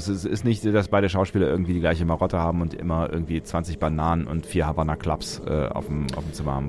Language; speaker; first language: German; native; German